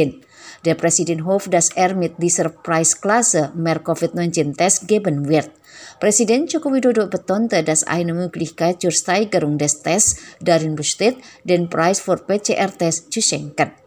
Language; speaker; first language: German; non-native, fluent; Indonesian